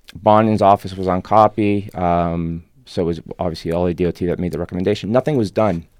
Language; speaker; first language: English; non-native, fluent; Spanish